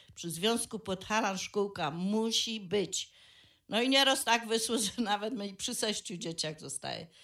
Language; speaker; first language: Polish; native; Polish